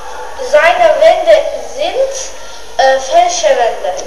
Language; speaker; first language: German; non-native, learner; Turkish